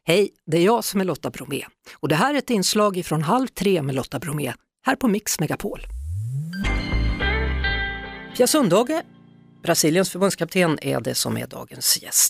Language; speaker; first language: Swedish; native; Swedish